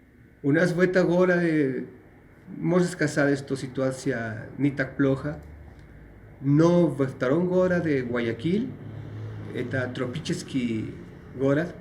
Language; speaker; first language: Russian; non-native, learner; Spanish